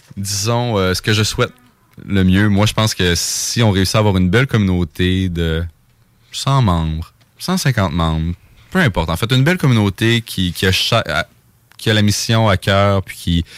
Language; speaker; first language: French; native; French